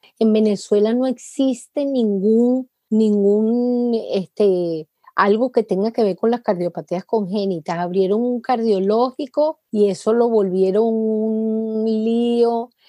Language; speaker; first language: Spanish; native; Spanish